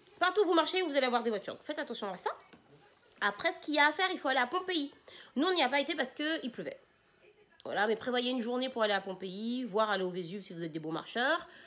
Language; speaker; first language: French; native; French